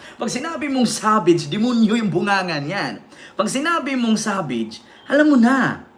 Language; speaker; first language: Filipino; non-native, local second language; Cebuano